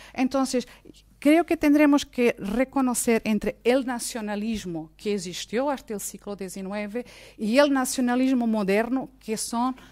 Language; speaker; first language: Spanish; non-native, fluent; Portuguese